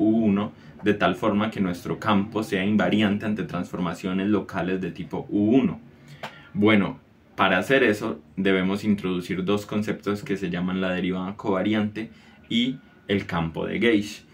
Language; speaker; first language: Spanish; native; Spanish